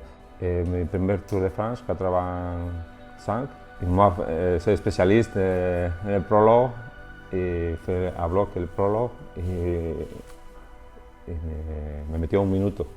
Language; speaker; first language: French; non-native, learner; Spanish